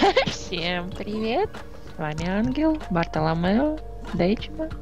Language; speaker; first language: Russian; native; Russian